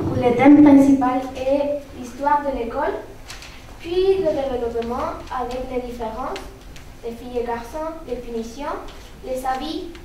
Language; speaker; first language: French; non-native, learner; Spanish